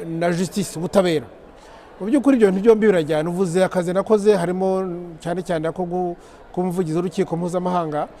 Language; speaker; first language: Kinyarwanda; native; Kinyarwanda